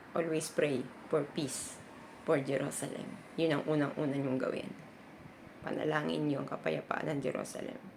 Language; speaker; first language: Filipino; native; Filipino